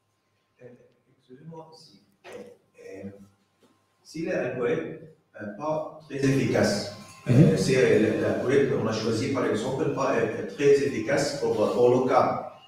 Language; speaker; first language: French; non-native, learner; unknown